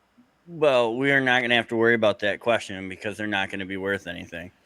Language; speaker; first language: English; native; English